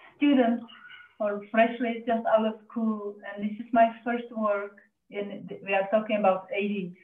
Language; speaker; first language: English; non-native, fluent; Czech